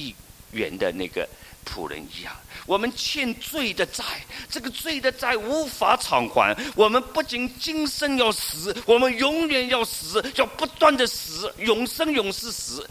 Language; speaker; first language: Chinese; native; Chinese